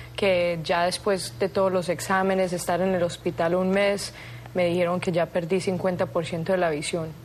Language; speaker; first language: Spanish; early bilingual, heritage; Spanish